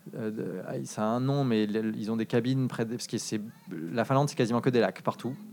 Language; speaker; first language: French; early bilingual, other home language; English